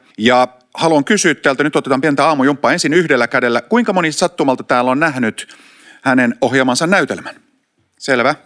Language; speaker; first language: Finnish; native; Finnish